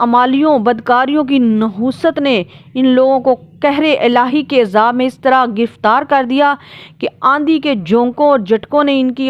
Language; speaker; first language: Urdu; native; Urdu